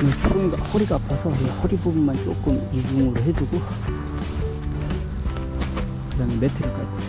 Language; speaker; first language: Korean; native; Korean